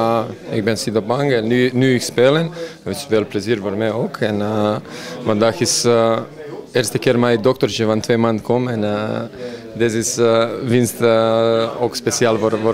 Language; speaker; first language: Dutch; non-native, learner; Serbian